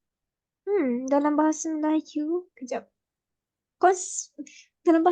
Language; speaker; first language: Malay; native; Malay